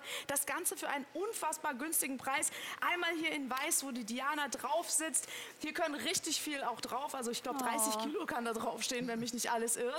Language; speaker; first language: German; native; German